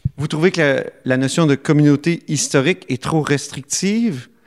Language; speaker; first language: French; native; French